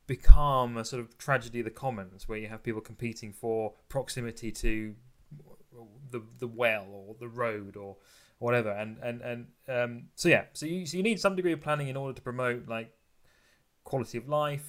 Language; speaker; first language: English; native; English